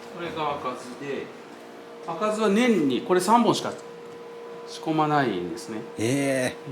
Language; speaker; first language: Japanese; native; Japanese